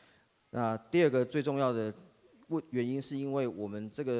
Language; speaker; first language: Chinese; native; Chinese